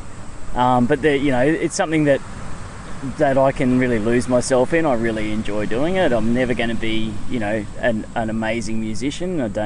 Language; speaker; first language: English; native; English